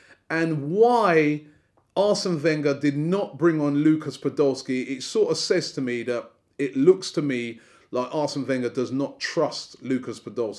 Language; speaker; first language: English; native; English